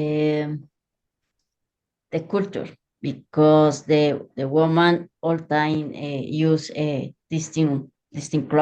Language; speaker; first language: English; non-native, learner; Spanish